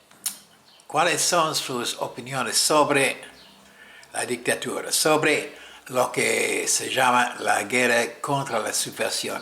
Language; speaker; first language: Spanish; non-native, fluent; English